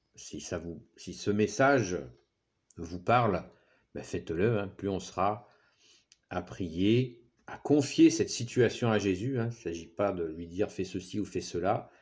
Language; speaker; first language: French; native; French